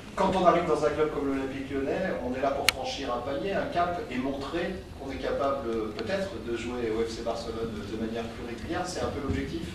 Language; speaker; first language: French; native; French